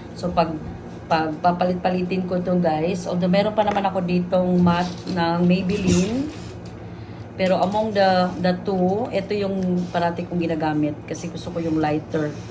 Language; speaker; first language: Filipino; non-native, local second language; Cebuano